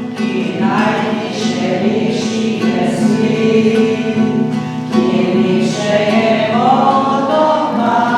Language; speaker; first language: Slovenian; native; Slovenian